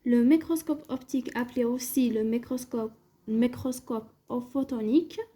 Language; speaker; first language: French; non-native, local second language; Arabic